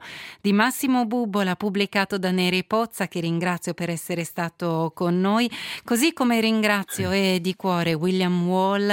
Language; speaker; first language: Italian; native; Italian